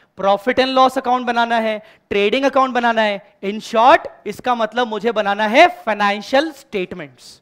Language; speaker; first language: Hindi; native; Hindi